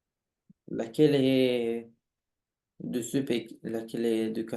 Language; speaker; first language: French; non-native, learner; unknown